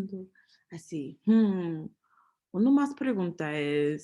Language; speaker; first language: Spanish; non-native, learner; English